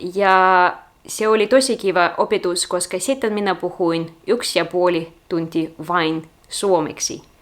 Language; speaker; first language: Finnish; non-native, learner; Russian